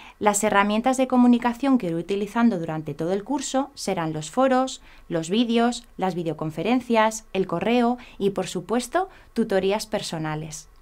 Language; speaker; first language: Spanish; native; Spanish